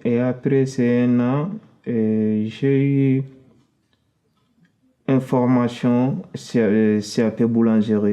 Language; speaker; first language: French; non-native, fluent; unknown